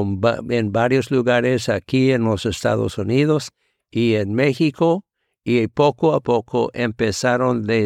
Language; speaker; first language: Spanish; non-native, fluent; English